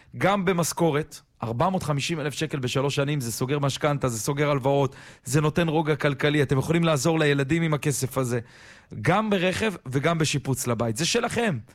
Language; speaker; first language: Hebrew; native; Hebrew